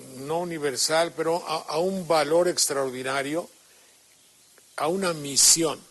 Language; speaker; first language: Spanish; native; Spanish